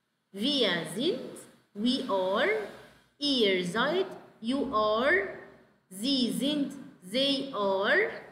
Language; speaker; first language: German; non-native, fluent; Arabic